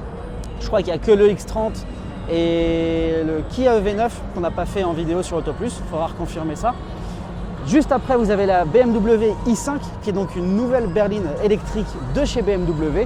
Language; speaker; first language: French; native; French